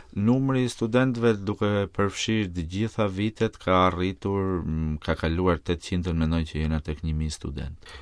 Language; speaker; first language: Albanian; native; Albanian